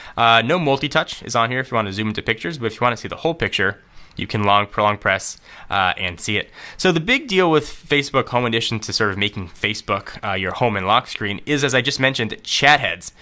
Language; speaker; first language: English; native; English